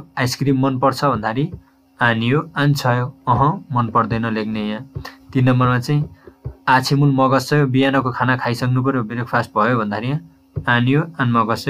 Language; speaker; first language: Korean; non-native, fluent; Nepali